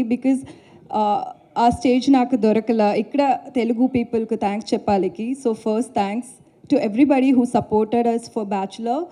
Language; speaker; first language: Telugu; non-native, learner; Tamil